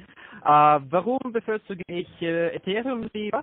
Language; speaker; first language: German; non-native, learner; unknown